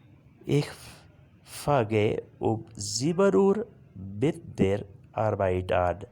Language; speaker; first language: German; non-native, fluent; Urdu